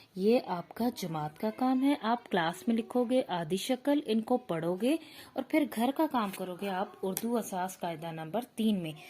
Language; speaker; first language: Urdu; native; Urdu